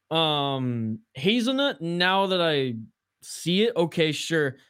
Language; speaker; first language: English; native; English